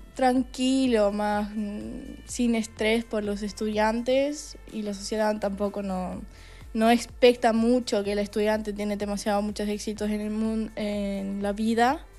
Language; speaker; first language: Spanish; non-native, fluent; Estonian